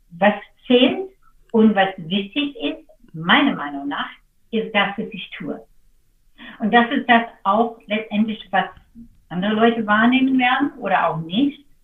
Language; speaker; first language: German; non-native, fluent; English